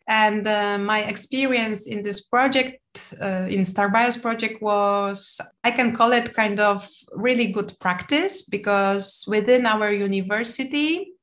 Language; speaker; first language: English; non-native, fluent; Polish